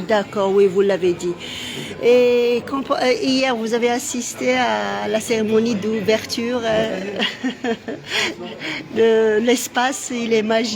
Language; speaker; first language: French; non-native, local second language; Arabic